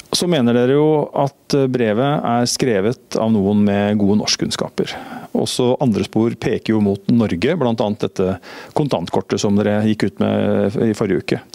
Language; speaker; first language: Norwegian; native; Norwegian